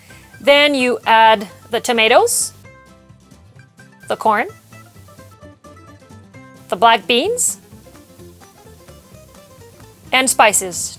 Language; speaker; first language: English; non-native, local second language; French